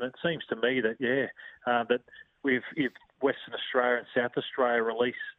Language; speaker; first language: English; native; English